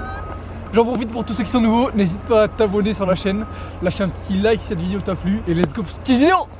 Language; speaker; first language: French; native; French